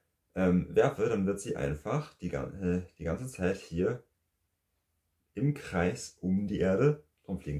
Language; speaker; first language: German; native; German